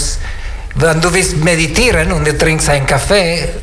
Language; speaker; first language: German; non-native, learner; Italian